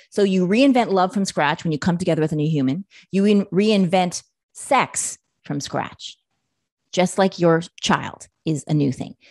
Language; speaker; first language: English; native; English